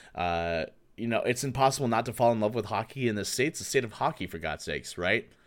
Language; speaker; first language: English; native; English